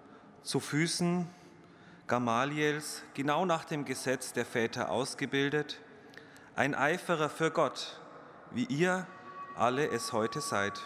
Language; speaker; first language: German; native; German